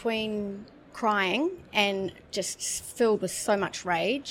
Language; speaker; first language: English; native; English